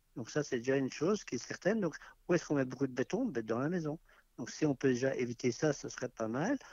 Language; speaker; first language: French; native; French